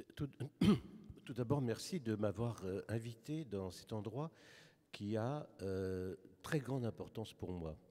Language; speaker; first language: French; early bilingual, other home language; German